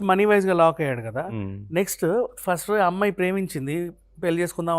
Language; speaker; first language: Telugu; native; Telugu